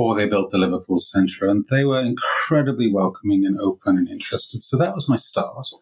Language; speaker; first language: English; native; English